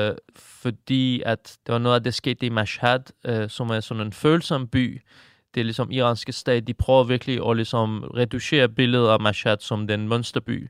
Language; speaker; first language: Danish; non-native, fluent; Persian